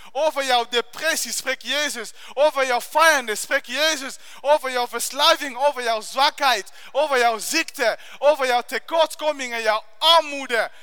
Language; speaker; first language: Dutch; non-native, fluent; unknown